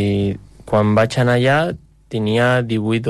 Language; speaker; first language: Catalan; non-native, local second language; Spanish